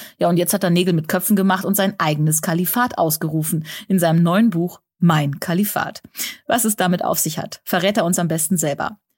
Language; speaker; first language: German; native; German